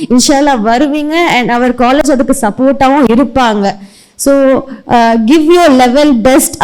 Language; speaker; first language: Tamil; early bilingual, heritage; Tamil